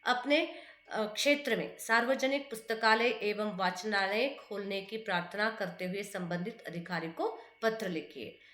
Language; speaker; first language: Hindi; non-native, local second language; Kannada